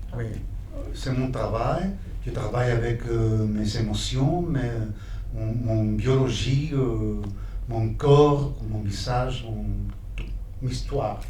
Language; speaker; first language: French; non-native, fluent; Spanish